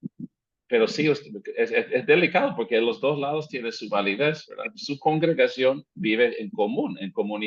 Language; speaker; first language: Spanish; non-native, fluent; English